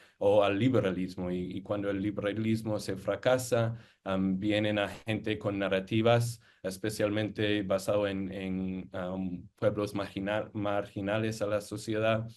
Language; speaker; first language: Spanish; non-native, fluent; English